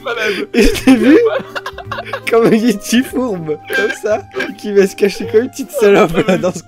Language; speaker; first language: French; native; French